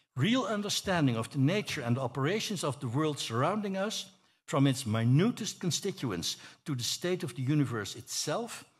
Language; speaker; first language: English; non-native, fluent; Dutch